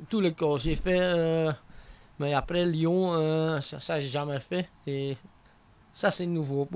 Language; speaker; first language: French; non-native, local second language; Dutch